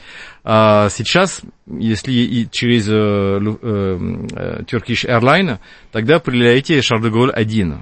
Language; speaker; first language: Russian; non-native, fluent; French